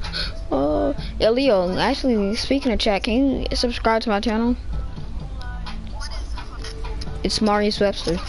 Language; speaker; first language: English; native; English